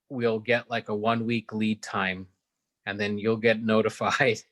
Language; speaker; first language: English; native; English